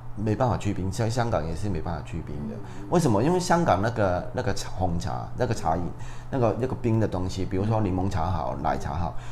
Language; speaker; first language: Chinese; non-native, fluent; Cantonese